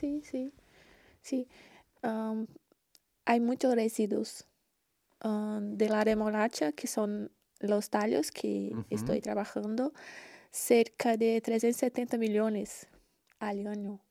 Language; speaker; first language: Spanish; non-native, learner; Portuguese